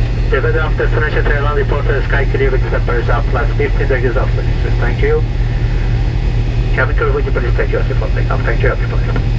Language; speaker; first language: English; non-native, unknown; Persian